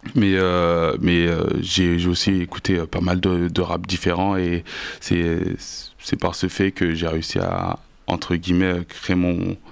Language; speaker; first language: French; native; French